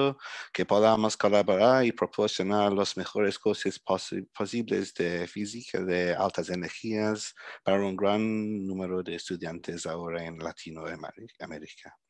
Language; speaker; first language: Spanish; early bilingual, heritage; Spanish